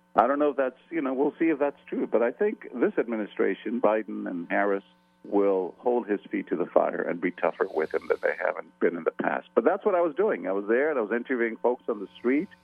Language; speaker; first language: English; early bilingual, other home language; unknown